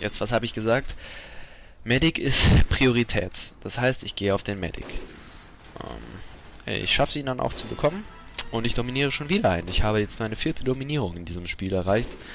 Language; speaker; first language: German; native; German